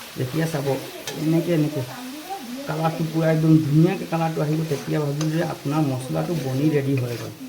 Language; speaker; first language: Assamese; non-native, local second language; Bangla